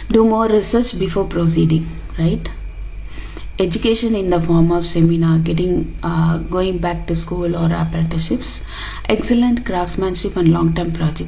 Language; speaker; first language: English; non-native, local second language; Tamil